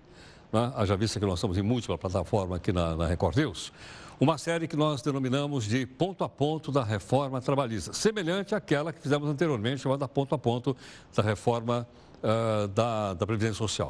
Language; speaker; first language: Portuguese; native; Portuguese